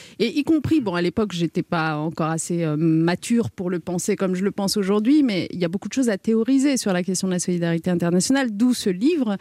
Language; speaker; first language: French; early bilingual, other home language; Arabic